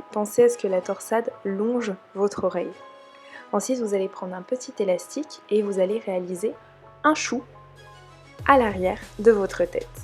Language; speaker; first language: French; native; French